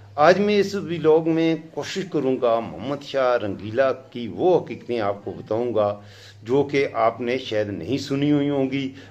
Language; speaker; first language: Urdu; non-native, local second language; Pashto